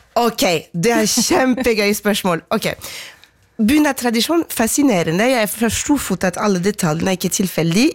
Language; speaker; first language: Norwegian; non-native, fluent; French